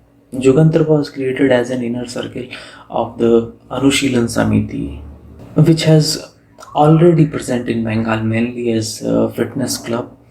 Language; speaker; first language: English; non-native, local second language; Hindi